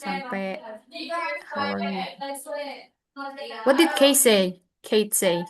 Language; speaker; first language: English; non-native, fluent; Indonesian